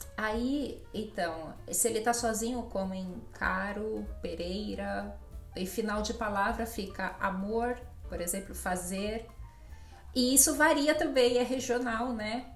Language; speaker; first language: Portuguese; native; Portuguese